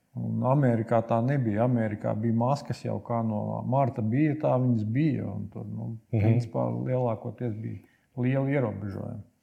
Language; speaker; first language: Latvian; native; Latvian